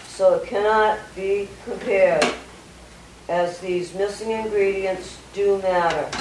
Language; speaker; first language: English; native; English